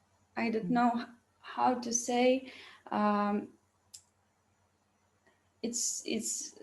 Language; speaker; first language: English; non-native, learner; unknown